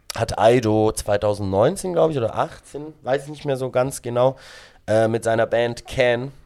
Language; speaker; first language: German; non-native, local second language; Romansh